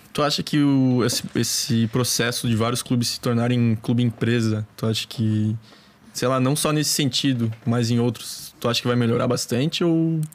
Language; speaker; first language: Portuguese; native; Portuguese